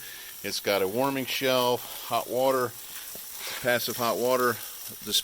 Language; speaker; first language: English; native; English